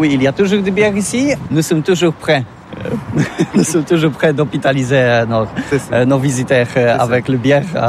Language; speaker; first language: French; non-native, learner; Polish